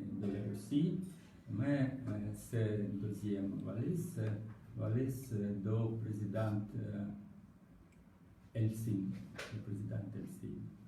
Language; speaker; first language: French; non-native, learner; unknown